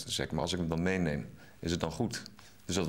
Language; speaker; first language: Dutch; native; Dutch